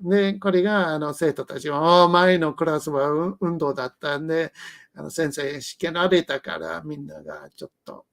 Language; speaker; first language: Japanese; non-native, learner; English